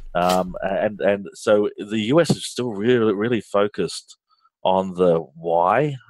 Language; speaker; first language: English; native; English